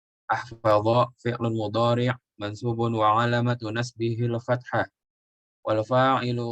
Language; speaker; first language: Arabic; non-native, learner; Indonesian